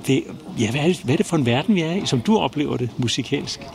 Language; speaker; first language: Danish; native; Danish